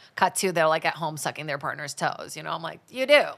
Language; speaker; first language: English; non-native, fluent; Portuguese